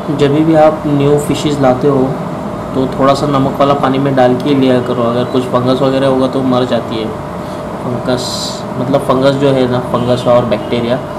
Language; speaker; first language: Hindi; non-native, local second language; Marathi